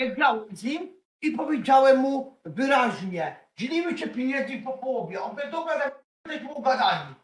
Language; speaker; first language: Polish; native; Polish